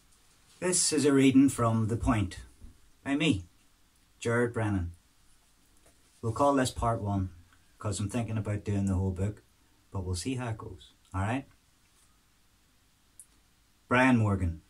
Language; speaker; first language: English; native; English